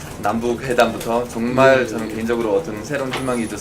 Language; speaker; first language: Korean; non-native, fluent; German